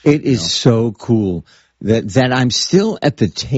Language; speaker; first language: English; native; English